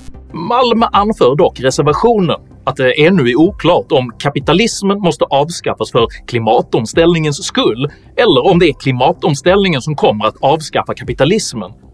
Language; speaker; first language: Swedish; native; Swedish